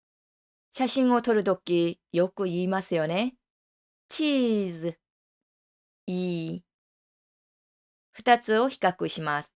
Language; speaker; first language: Japanese; non-native, fluent; Korean